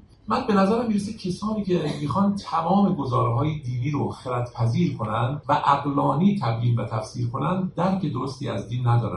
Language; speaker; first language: Persian; native; Persian